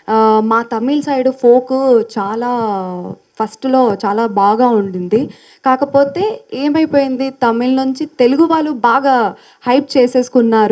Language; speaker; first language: Telugu; non-native, fluent; Tamil